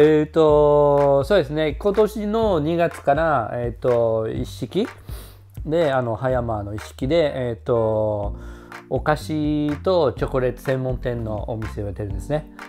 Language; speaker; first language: Japanese; non-native, fluent; French